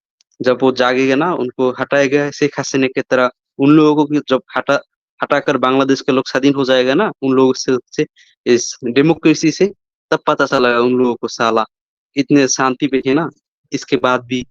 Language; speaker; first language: Hindi; non-native, fluent; Bangla